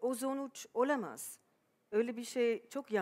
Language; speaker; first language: Turkish; non-native, fluent; German